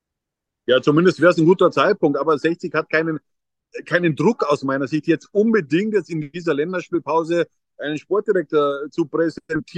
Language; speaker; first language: German; native; German